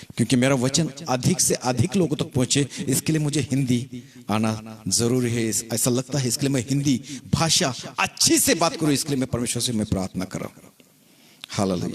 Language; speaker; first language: Hindi; non-native, local second language; Marathi